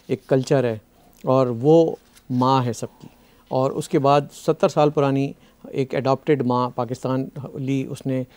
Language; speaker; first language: Urdu; native; Urdu